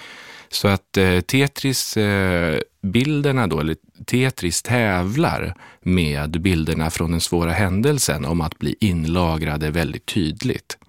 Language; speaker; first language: Swedish; native; Swedish